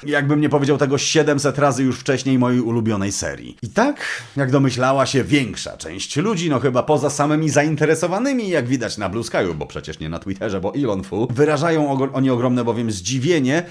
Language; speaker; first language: Polish; native; Polish